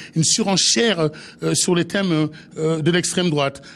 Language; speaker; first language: French; native; French